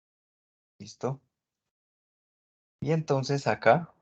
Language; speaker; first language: Spanish; native; Spanish